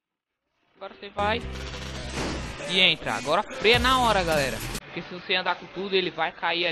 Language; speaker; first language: Portuguese; native; Portuguese